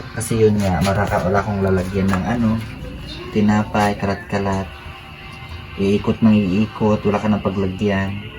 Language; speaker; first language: Filipino; non-native, local second language; Bikol